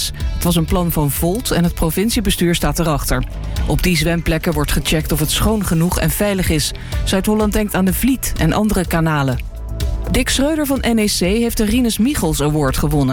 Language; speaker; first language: Dutch; native; Dutch